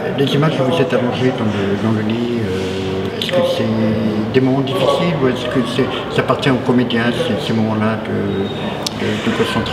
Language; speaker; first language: French; native; French